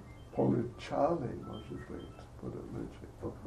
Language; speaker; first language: Russian; non-native, learner; English